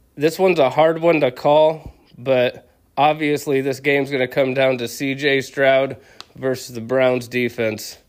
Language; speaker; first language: English; native; English